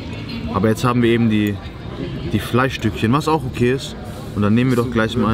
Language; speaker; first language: German; native; German